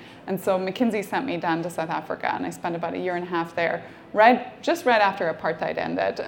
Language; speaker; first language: English; native; English